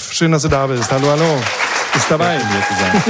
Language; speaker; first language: German; native; German